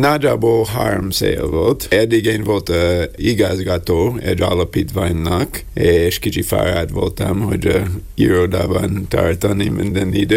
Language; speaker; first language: Hungarian; non-native, learner; English